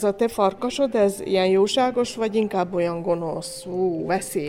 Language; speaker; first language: Hungarian; native; Hungarian